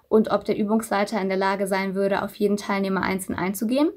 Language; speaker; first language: German; native; German